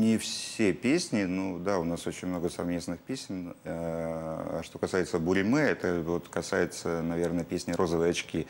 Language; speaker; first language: Russian; native; Russian